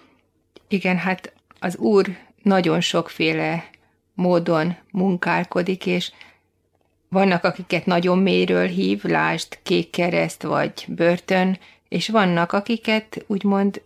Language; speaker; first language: Hungarian; native; Hungarian